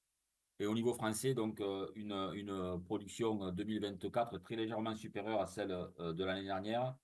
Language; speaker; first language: French; native; French